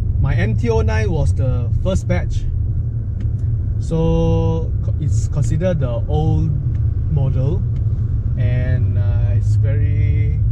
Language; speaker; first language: English; non-native, local second language; Min Nan Chinese